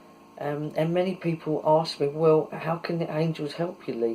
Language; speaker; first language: English; native; English